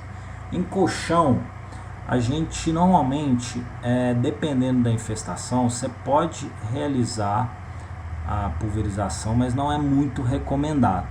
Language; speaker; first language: Portuguese; native; Portuguese